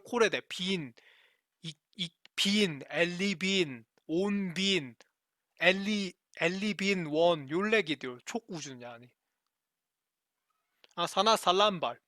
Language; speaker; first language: Turkish; non-native, learner; Korean